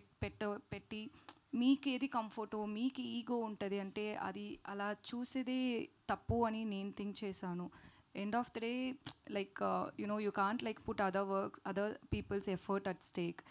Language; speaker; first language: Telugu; non-native, local second language; Tamil